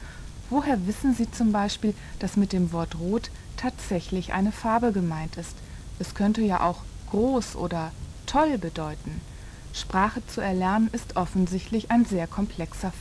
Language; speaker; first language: German; native; German